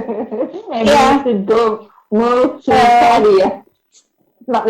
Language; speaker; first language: English; non-native, learner; Indonesian